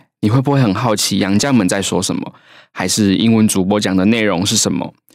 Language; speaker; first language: Chinese; native; Chinese